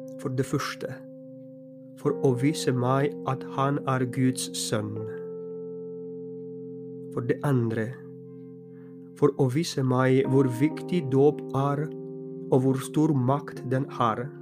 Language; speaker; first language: Norwegian; non-native, fluent; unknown